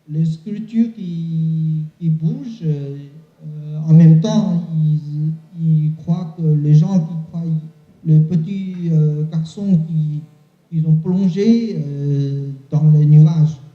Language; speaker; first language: French; non-native, learner; Chinese